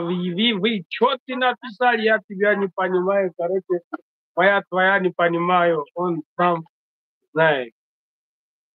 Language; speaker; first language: Russian; non-native, fluent; Tajik